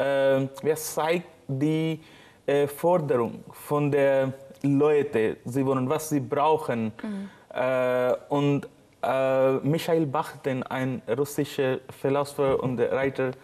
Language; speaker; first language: German; non-native, learner; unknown